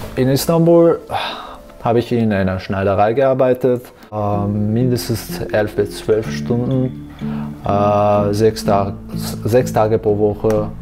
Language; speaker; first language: German; non-native, fluent; Arabic